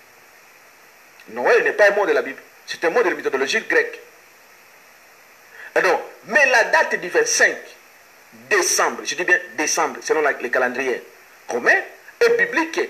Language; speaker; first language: French; non-native, local second language; Lingala